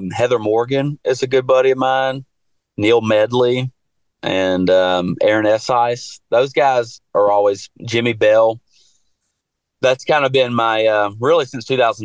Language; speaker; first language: English; native; English